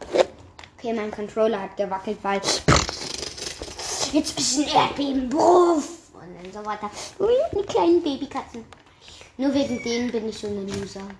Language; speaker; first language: German; native; German